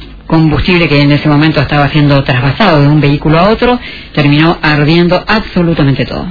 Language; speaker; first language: Spanish; native; Spanish